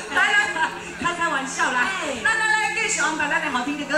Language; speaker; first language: Chinese; native; Chinese